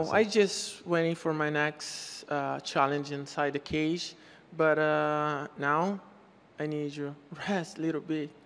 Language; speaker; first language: English; non-native, learner; Portuguese